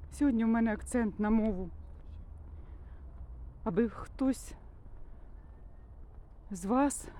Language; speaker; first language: Ukrainian; non-native, local second language; Russian